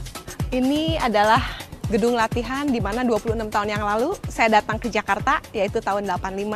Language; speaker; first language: Indonesian; native; Indonesian